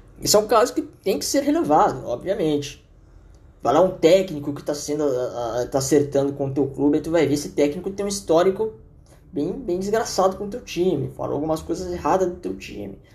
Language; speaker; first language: Portuguese; native; Portuguese